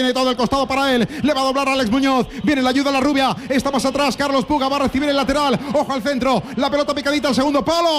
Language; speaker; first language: Spanish; native; Spanish